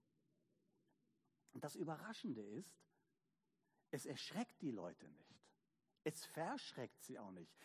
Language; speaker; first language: German; native; German